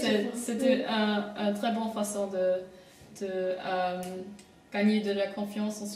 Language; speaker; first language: French; non-native, learner; German